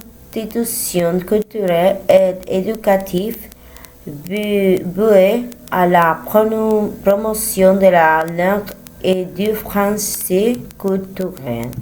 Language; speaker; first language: French; non-native, learner; Spanish